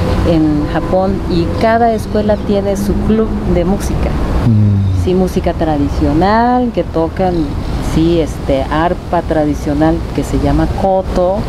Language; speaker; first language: Spanish; non-native, fluent; Japanese